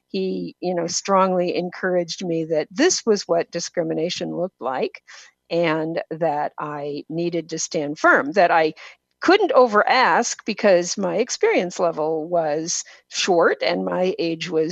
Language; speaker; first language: English; native; English